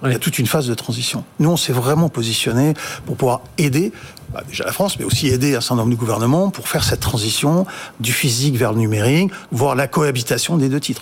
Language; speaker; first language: French; native; French